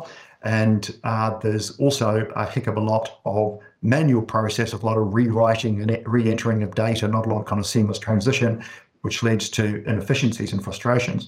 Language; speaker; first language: English; native; English